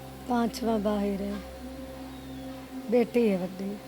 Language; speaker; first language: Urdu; non-native, local second language; Punjabi